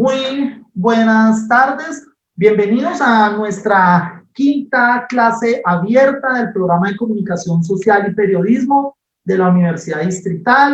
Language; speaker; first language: Spanish; native; Spanish